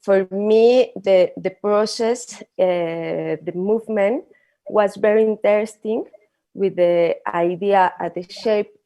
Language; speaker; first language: English; non-native, learner; Spanish